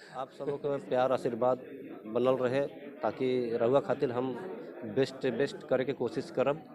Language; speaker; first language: Bhojpuri; non-native, local second language; Hindi